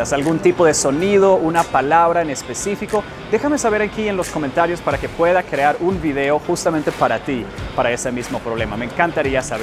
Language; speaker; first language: Spanish; non-native, fluent; English